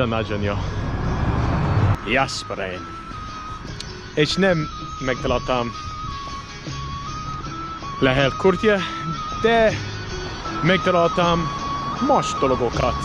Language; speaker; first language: Hungarian; non-native, learner; English